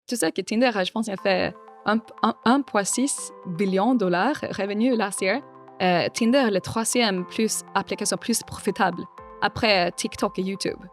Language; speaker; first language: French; non-native, fluent; Swedish